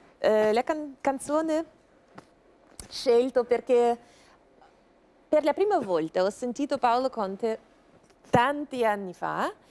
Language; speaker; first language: Italian; non-native, learner; Russian